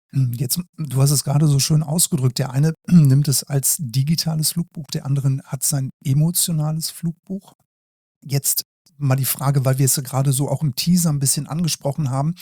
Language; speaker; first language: German; native; German